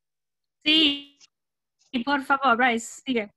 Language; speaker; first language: Spanish; non-native, fluent; English